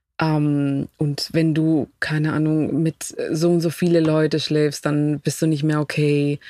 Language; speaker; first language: German; non-native, fluent; Spanish